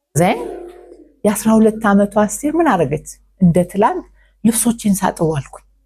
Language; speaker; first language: Amharic; native; Amharic